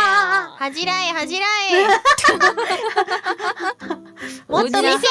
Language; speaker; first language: Japanese; native; Japanese